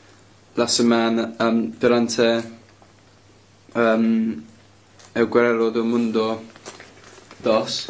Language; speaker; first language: Spanish; non-native, learner; English